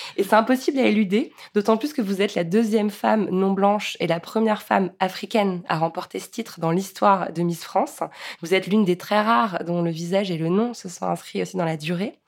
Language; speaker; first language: French; native; French